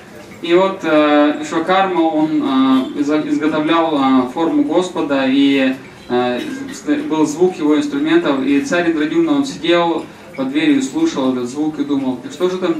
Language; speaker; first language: Russian; native; Russian